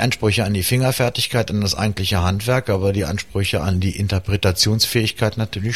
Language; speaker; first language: German; native; German